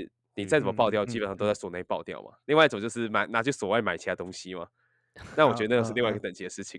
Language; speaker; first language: Chinese; native; Chinese